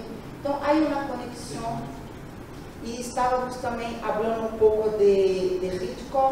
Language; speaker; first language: Spanish; non-native, learner; Portuguese